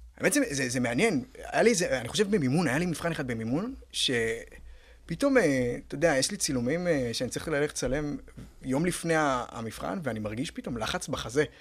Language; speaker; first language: Hebrew; native; Hebrew